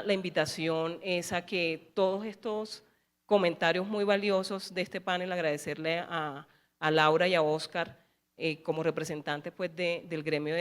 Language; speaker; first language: Spanish; native; Spanish